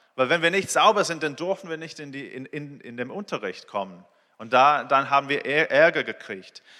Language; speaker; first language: German; non-native, fluent; English